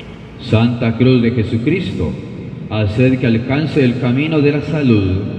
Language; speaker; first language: Spanish; native; Spanish